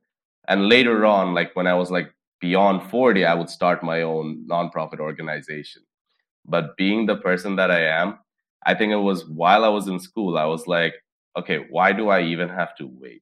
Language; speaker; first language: English; non-native, local second language; Bangla